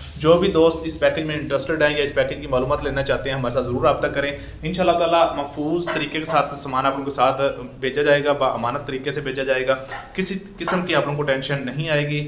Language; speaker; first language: Urdu; non-native, local second language; Punjabi